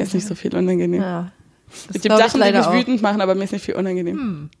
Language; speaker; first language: German; native; German